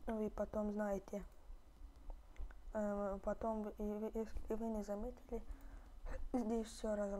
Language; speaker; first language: Russian; early bilingual, heritage; Russian